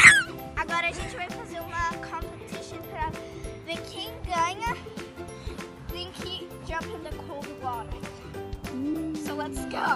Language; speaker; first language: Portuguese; early bilingual, heritage; Portuguese